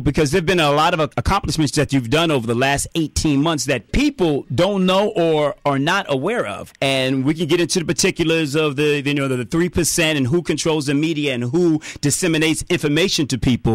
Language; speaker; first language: English; native; English